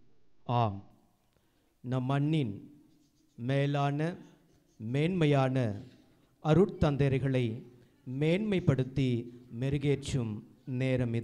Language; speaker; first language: Tamil; native; Tamil